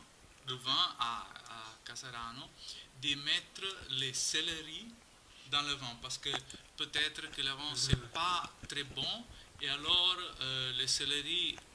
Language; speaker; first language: French; non-native, learner; Italian